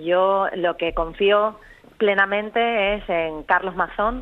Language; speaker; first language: Spanish; native; Spanish